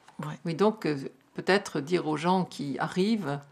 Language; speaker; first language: French; native; French